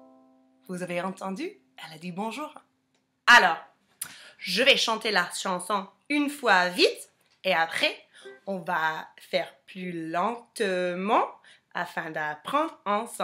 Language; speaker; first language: French; non-native, fluent; English